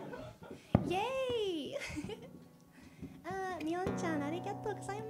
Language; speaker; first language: Japanese; non-native, learner; English